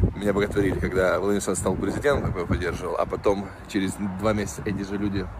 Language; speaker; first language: Ukrainian; native; Ukrainian